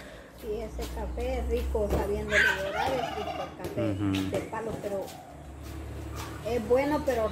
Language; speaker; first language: Spanish; native; Spanish